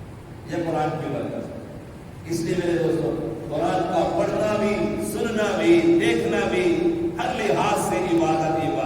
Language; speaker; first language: Urdu; native; Urdu